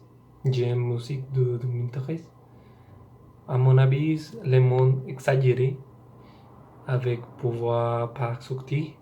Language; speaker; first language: French; non-native, learner; Spanish